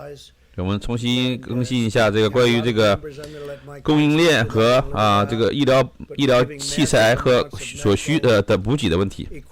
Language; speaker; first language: Chinese; native; Chinese